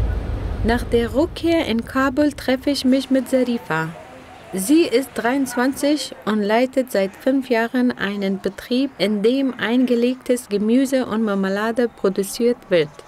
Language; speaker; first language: German; non-native, fluent; Persian